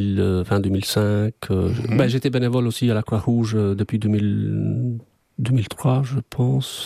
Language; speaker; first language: French; non-native, fluent; Albanian